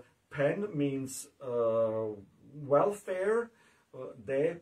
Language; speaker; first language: English; non-native, fluent; German